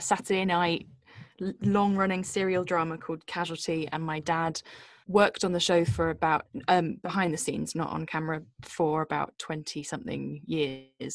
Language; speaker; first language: English; native; English